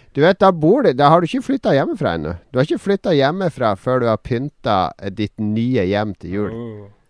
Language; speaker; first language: Norwegian; native; Norwegian